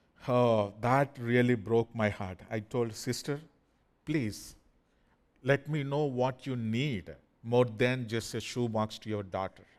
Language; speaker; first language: English; non-native, fluent; Telugu